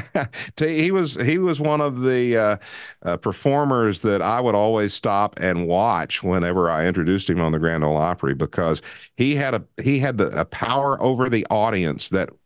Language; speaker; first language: English; native; English